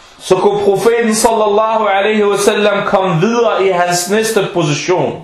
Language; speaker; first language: Danish; non-native, local second language; Arabic